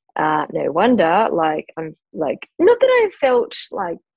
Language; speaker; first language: English; native; English